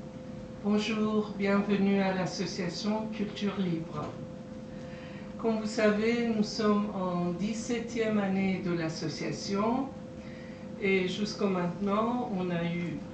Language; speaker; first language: French; non-native, fluent; Persian